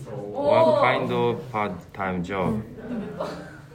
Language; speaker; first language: English; non-native, learner; Japanese